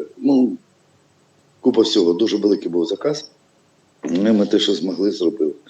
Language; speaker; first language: Ukrainian; non-native, local second language; Russian